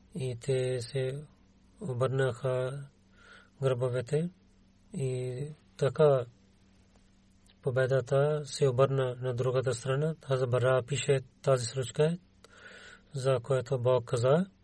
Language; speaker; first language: Bulgarian; non-native, learner; Urdu